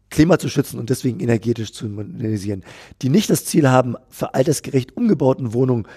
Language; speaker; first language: German; native; German